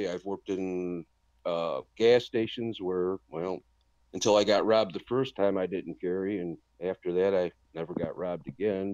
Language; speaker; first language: English; native; English